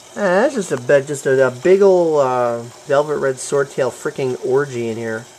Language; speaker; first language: English; native; English